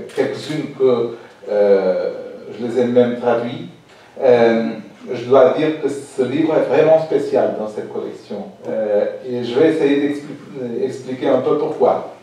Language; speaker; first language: French; non-native, fluent; Portuguese